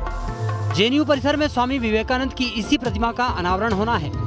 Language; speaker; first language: Hindi; native; Hindi